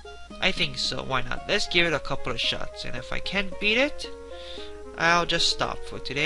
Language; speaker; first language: English; native; English